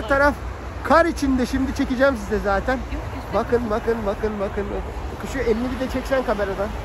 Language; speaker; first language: Turkish; native; Turkish